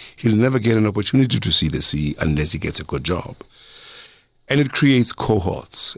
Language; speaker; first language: English; non-native, local second language; Zulu